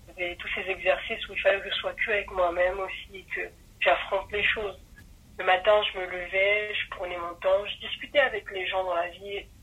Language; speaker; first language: French; early bilingual, other home language; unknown